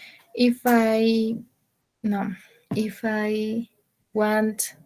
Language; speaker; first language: English; non-native, learner; Spanish